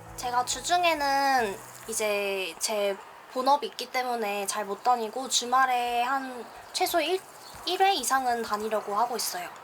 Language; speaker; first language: Korean; native; Korean